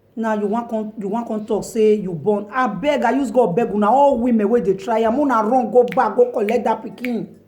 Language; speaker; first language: Nigerian Pidgin; non-native, local second language; Bini